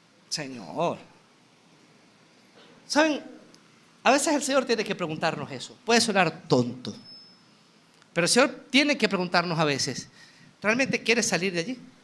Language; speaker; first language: Spanish; native; Spanish